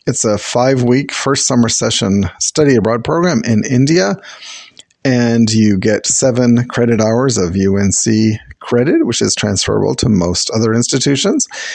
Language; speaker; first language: English; native; English